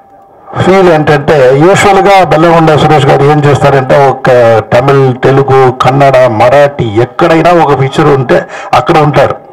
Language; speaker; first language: Telugu; non-native, fluent; Tamil